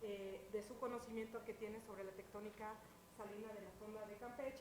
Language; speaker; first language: Spanish; native; Spanish